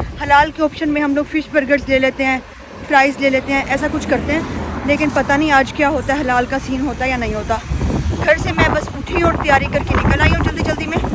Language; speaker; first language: Urdu; native; Urdu